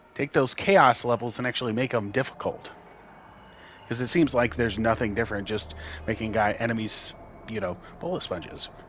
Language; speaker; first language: English; native; English